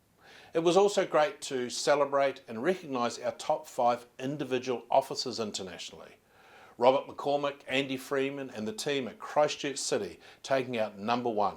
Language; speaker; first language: English; native; English